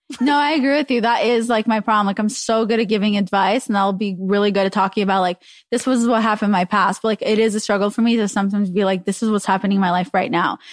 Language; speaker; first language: English; early bilingual, other home language; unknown